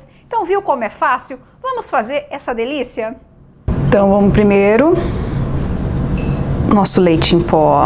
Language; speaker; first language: Portuguese; native; Portuguese